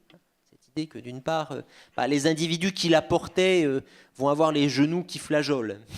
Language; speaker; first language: French; native; French